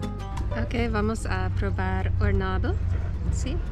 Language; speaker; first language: Spanish; non-native, learner; English